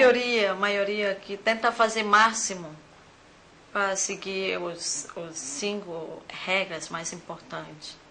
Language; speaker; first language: Portuguese; non-native, learner; Thai